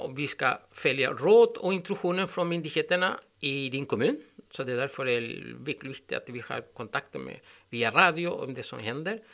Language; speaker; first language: Swedish; non-native, learner; Spanish